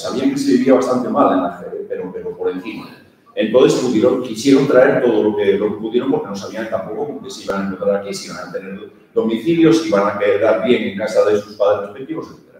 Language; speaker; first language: Spanish; early bilingual, heritage; Spanish